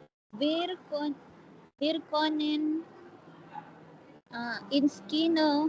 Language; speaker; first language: German; non-native, learner; Filipino